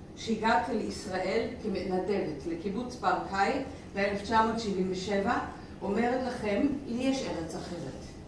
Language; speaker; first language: Hebrew; non-native, fluent; German